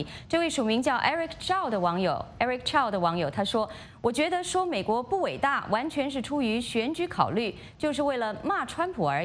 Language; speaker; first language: Chinese; native; Chinese